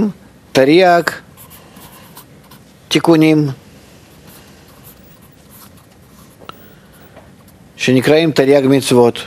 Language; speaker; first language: Hebrew; non-native, fluent; Russian